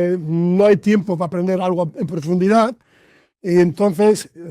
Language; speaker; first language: Spanish; native; Spanish